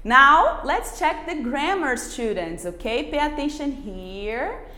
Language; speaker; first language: English; non-native, fluent; Portuguese